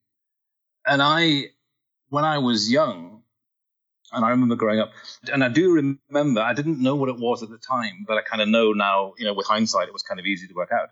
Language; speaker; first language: English; native; English